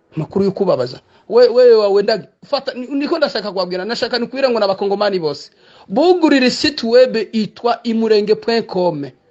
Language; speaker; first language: Swahili; non-native, local second language; Kinyarwanda